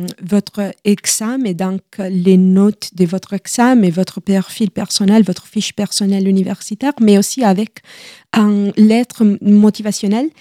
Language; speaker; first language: French; non-native, learner; Italian